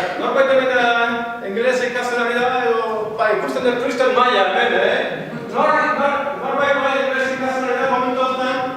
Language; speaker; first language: Basque; non-native, fluent; Irish